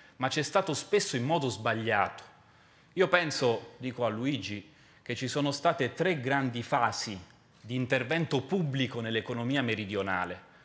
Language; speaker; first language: Italian; native; Italian